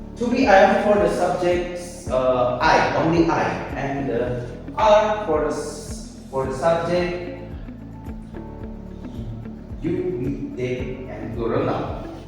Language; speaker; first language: English; non-native, learner; Indonesian